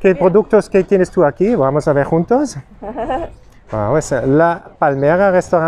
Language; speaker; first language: Spanish; non-native, fluent; German